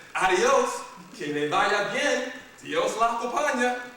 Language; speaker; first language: Spanish; non-native, learner; English